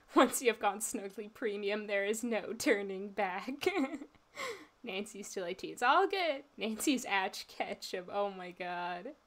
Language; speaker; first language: English; native; English